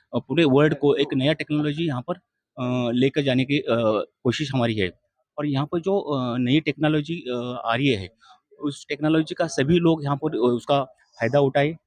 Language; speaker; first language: Hindi; non-native, local second language; Marathi